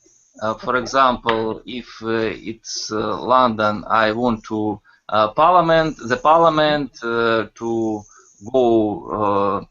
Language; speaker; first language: English; non-native, learner; Russian